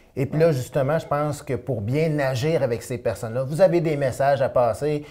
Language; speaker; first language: French; native; French